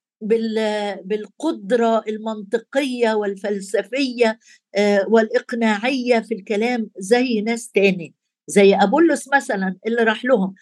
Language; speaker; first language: Arabic; native; Arabic